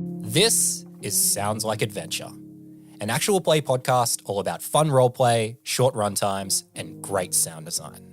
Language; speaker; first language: English; native; English